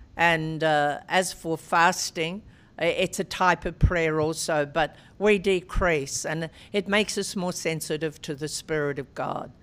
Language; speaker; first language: English; native; English